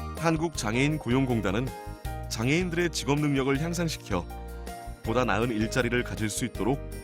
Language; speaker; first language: Korean; native; Korean